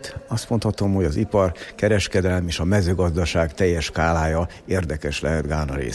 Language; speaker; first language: Hungarian; native; Hungarian